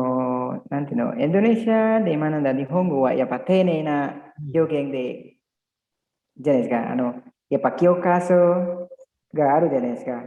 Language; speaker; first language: Japanese; non-native, learner; Indonesian